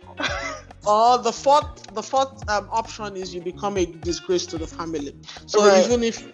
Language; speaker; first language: English; non-native, local second language; Igbo